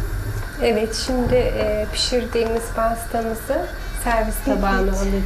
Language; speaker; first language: Turkish; native; Turkish